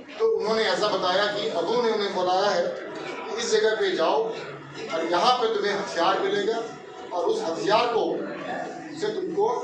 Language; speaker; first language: Hindi; non-native, local second language; Gujarati